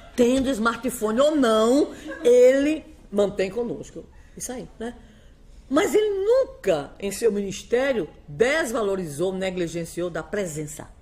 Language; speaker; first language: Portuguese; native; Portuguese